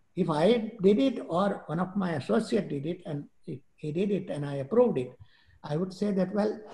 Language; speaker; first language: English; non-native, local second language; Gujarati